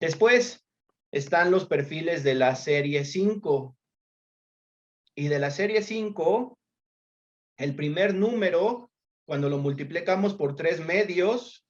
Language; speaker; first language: Spanish; native; Spanish